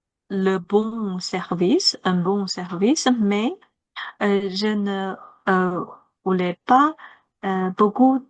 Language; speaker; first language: French; non-native, learner; Chinese